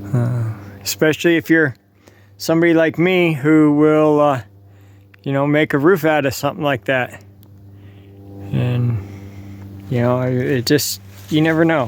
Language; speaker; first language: English; native; English